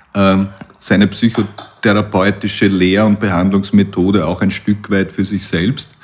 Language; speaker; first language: German; native; German